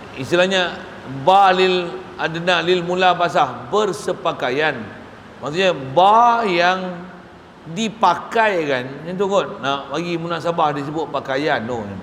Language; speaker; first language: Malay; native; Malay